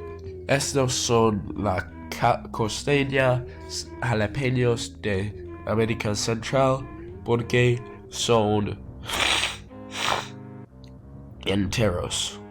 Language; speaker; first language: Spanish; non-native, learner; English